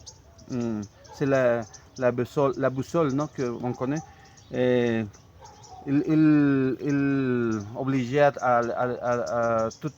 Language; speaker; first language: French; non-native, fluent; Spanish